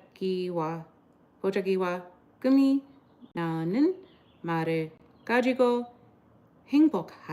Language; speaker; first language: Korean; non-native, learner; English